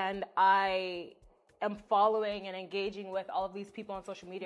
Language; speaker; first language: English; native; English